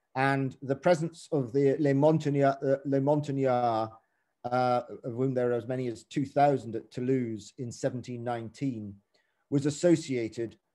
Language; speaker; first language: English; native; English